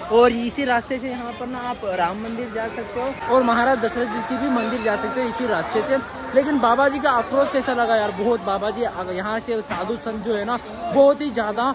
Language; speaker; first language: Hindi; non-native, local second language; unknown